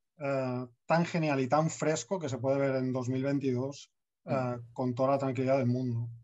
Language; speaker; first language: Spanish; native; Spanish